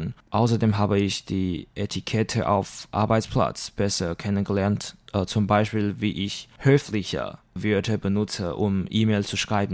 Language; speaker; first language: German; non-native, learner; Chinese